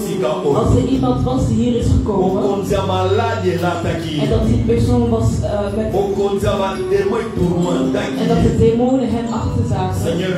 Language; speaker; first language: Dutch; non-native, fluent; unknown